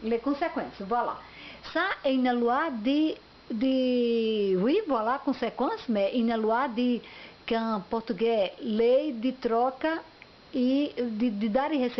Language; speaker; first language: French; non-native, learner; Portuguese